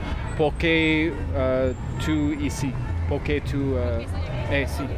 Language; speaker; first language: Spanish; non-native, learner; French